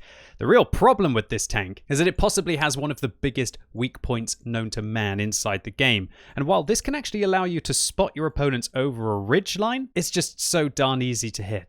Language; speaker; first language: English; native; English